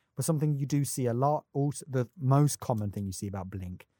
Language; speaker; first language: English; native; English